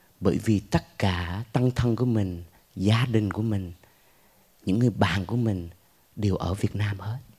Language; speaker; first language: Vietnamese; early bilingual, heritage; Vietnamese